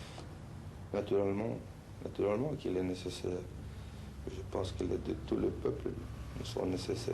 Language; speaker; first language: French; non-native, fluent; Spanish